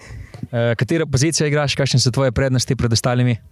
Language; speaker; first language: Slovenian; native; Slovenian